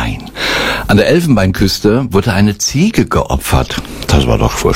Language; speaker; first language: German; native; German